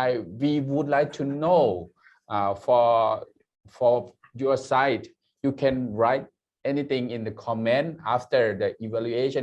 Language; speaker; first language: English; non-native, learner; Thai